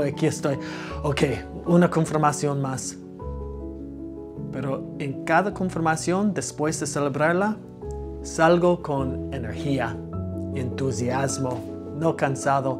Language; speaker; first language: Spanish; non-native, fluent; English